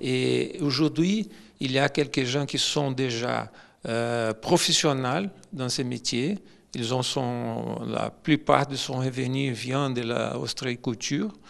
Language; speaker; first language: French; non-native, fluent; Portuguese